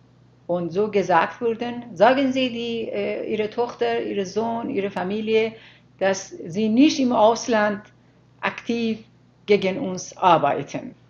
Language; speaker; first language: German; non-native, fluent; Persian